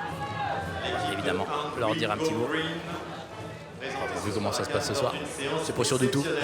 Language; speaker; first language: French; native; French